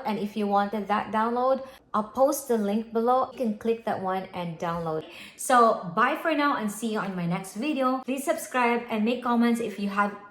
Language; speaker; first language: English; non-native, local second language; Filipino